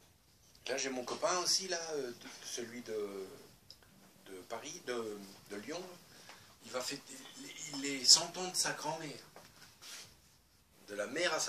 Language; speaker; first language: French; native; French